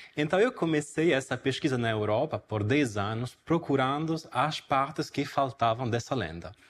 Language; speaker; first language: Portuguese; non-native, fluent; Italian